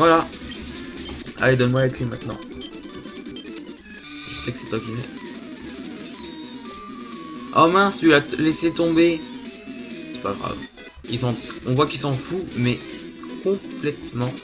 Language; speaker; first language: French; native; French